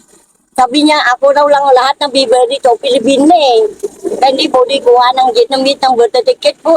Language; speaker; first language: Filipino; non-native, learner; Vietnamese